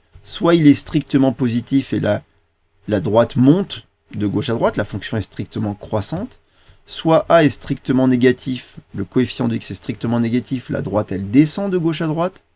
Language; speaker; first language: French; native; French